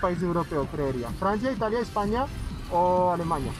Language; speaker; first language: Spanish; non-native, fluent; French